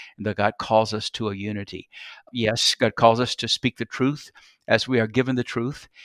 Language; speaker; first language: English; native; English